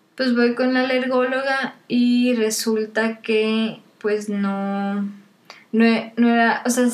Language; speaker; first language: Spanish; native; Spanish